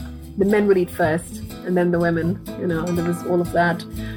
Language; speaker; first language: English; non-native, local second language; Tamil